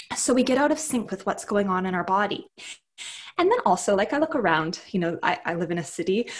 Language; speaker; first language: English; native; English